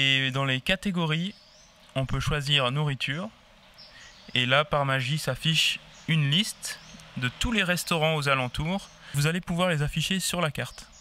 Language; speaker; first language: French; native; French